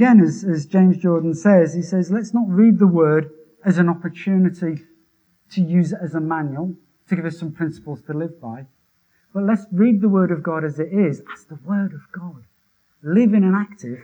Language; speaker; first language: English; native; English